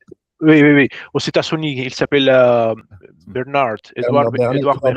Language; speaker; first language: French; non-native, fluent; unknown